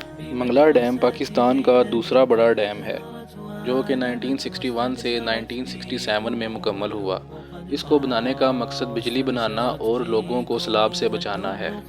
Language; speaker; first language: Urdu; non-native, local second language; Punjabi